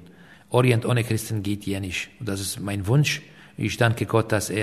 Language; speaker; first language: German; non-native, fluent; Aramaic